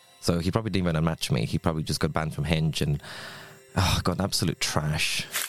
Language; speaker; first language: English; non-native, fluent; Polish